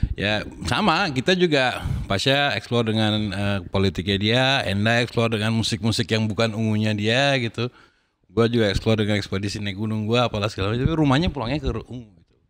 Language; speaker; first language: Indonesian; native; Indonesian